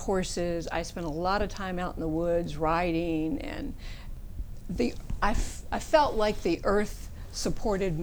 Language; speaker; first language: English; native; English